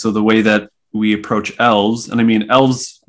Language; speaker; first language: English; native; English